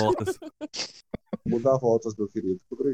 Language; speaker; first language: Portuguese; native; Portuguese